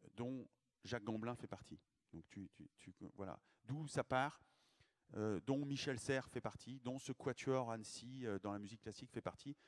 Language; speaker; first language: French; native; French